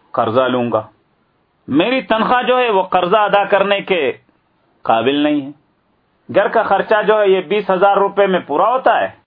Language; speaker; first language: Urdu; native; Urdu